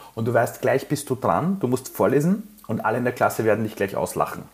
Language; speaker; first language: German; early bilingual, other home language; Persian